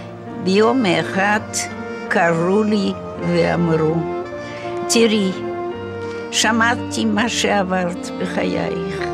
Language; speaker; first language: Hebrew; non-native, fluent; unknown